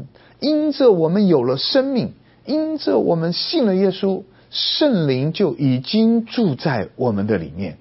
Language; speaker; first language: Chinese; native; Chinese